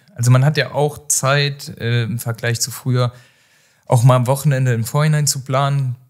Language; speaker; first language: German; native; German